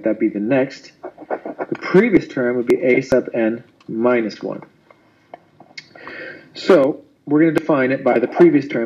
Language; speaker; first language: English; native; English